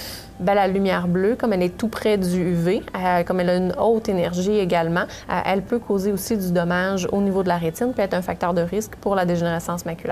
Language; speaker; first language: French; native; French